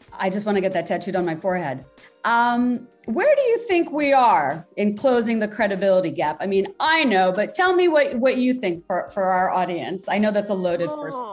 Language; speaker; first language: English; non-native, local second language; Bangla